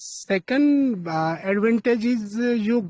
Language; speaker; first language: English; non-native, learner; Hindi